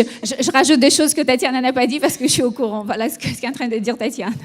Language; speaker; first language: French; non-native, fluent; Russian